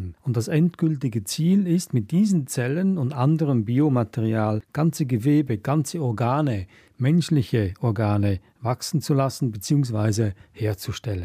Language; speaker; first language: German; native; German